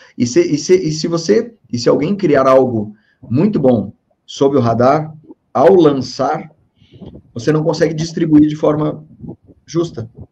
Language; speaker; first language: Portuguese; native; Portuguese